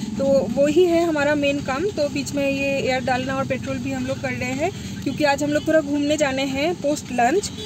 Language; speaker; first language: Hindi; non-native, local second language; Bangla